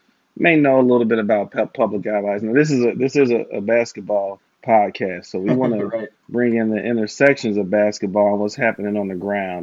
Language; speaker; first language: English; native; English